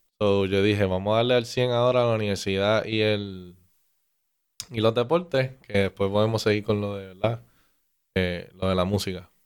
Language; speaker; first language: Spanish; native; Spanish